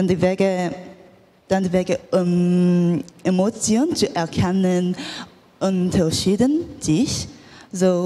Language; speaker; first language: German; non-native, learner; Korean